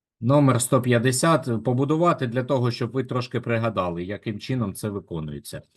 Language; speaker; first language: Ukrainian; native; Ukrainian